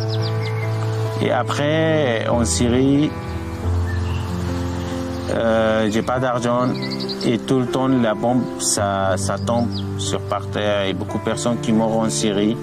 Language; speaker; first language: French; non-native, learner; Arabic